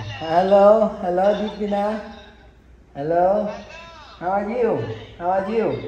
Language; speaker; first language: English; non-native, learner; Vietnamese